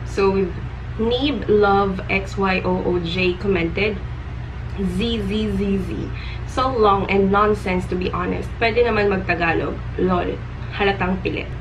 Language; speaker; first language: English; non-native, local second language; Filipino